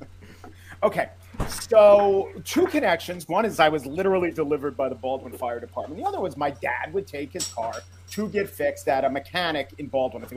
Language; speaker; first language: English; native; English